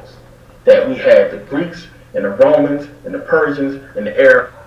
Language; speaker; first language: English; native; English